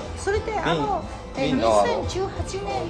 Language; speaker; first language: Japanese; non-native, fluent; Chinese